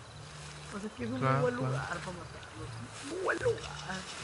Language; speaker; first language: Spanish; native; Spanish